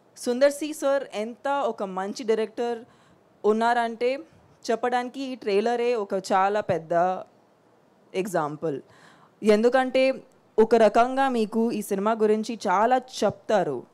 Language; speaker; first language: Telugu; non-native, fluent; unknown